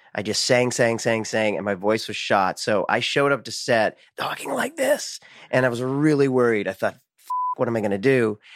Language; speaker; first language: English; native; English